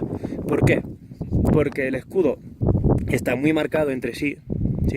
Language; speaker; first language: Spanish; native; Spanish